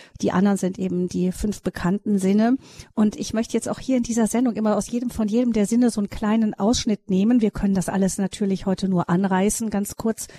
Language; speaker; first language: German; native; German